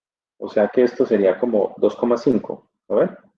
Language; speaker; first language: Spanish; native; Spanish